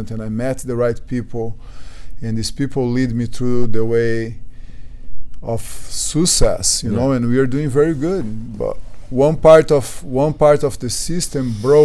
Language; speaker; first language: English; non-native, fluent; Portuguese